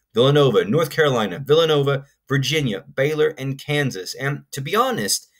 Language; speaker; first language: English; native; English